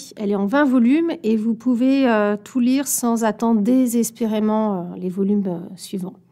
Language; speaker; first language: French; native; French